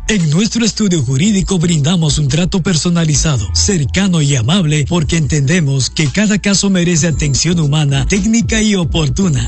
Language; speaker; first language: Spanish; native; Spanish